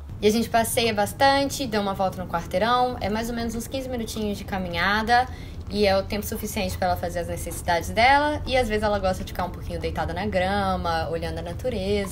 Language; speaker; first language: Portuguese; native; Portuguese